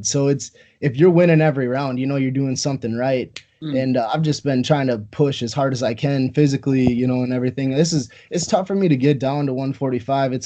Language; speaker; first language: English; native; English